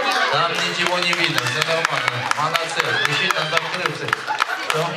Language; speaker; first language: Russian; non-native, learner; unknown